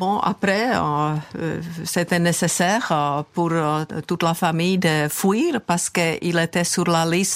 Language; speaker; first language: French; non-native, fluent; Czech